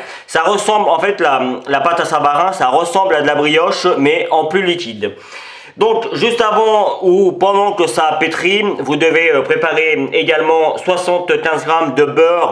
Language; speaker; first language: French; native; French